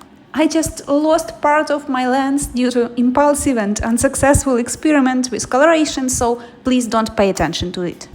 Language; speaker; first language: English; non-native, fluent; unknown